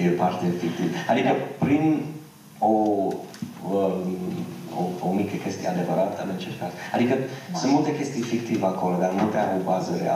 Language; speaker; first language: Romanian; non-native, fluent; English